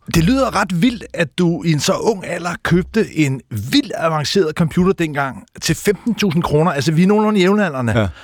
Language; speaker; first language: Danish; native; Danish